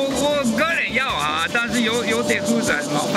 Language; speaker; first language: Chinese; non-native, fluent; Japanese